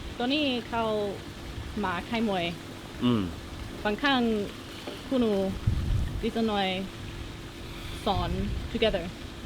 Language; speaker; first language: Thai; non-native, learner; English